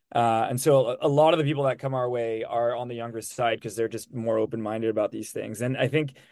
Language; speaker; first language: English; non-native, fluent; French